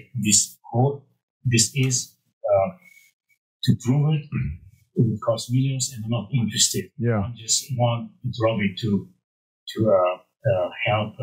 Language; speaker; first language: English; non-native, fluent; Romanian